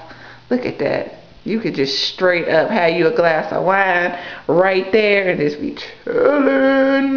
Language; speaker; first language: English; native; English